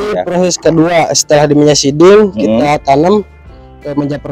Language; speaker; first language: Indonesian; native; Indonesian